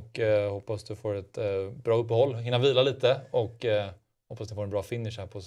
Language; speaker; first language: Swedish; native; Swedish